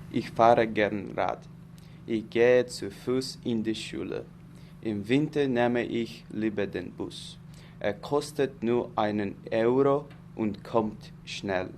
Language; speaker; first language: German; non-native, learner; English